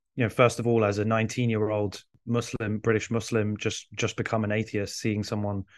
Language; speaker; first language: English; early bilingual, other home language; Arabic